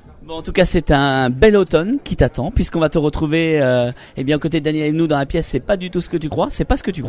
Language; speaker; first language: French; native; French